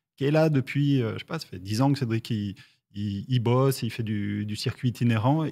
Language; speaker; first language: French; native; French